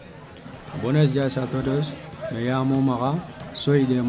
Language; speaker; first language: Spanish; non-native, learner; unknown